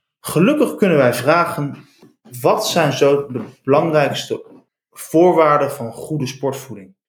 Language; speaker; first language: Dutch; native; Dutch